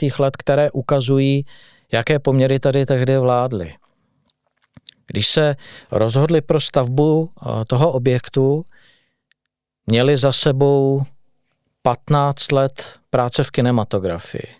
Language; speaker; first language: Czech; native; Czech